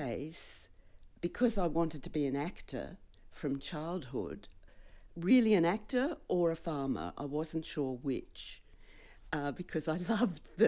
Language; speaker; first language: English; native; English